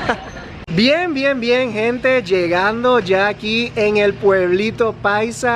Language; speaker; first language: Spanish; native; Spanish